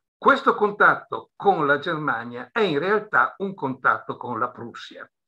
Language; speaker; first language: Italian; native; Italian